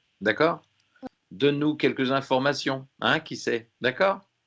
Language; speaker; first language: French; native; French